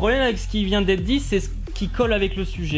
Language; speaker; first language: French; native; French